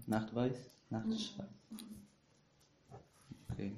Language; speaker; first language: German; non-native, learner; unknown